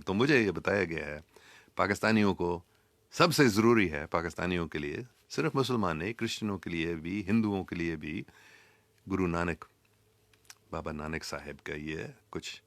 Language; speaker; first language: Hindi; non-native, local second language; English